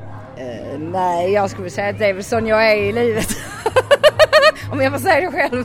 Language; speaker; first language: Swedish; native; Swedish